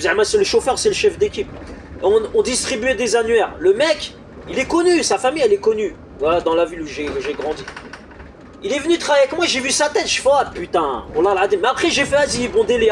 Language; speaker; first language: French; native; French